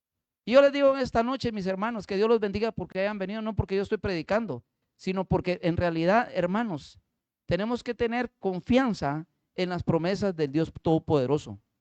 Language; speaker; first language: Spanish; native; Spanish